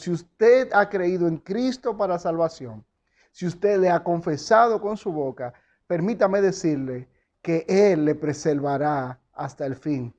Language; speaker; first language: Spanish; native; Spanish